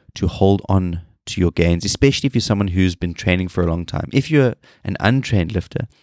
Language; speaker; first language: English; native; English